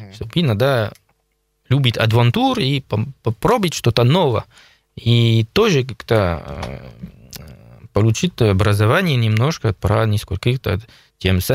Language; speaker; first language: Russian; non-native, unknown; French